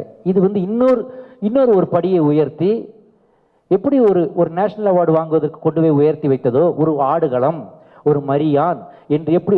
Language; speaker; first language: Tamil; native; Tamil